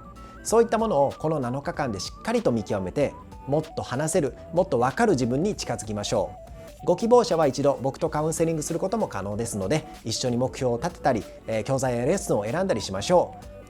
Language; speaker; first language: Japanese; native; Japanese